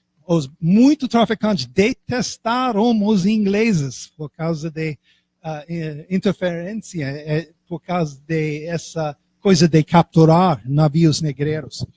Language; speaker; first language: Portuguese; non-native, fluent; English